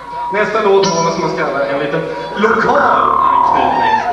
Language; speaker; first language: Swedish; native; Swedish